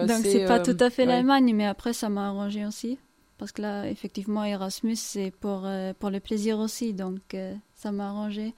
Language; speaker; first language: French; non-native, fluent; German